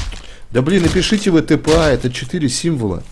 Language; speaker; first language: Russian; native; Russian